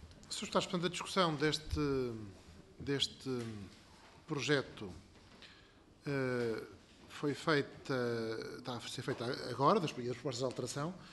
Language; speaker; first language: Portuguese; native; Portuguese